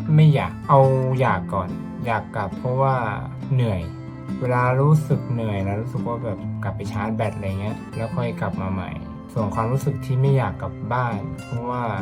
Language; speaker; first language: Thai; native; Thai